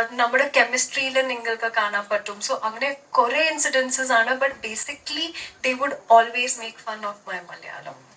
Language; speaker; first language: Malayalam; non-native, local second language; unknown